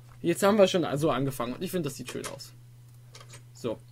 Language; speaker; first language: German; native; German